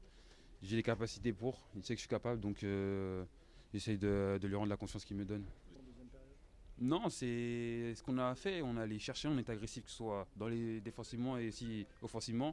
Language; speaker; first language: French; native; French